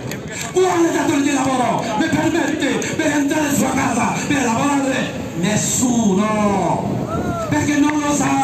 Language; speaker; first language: Italian; non-native, fluent; Bangla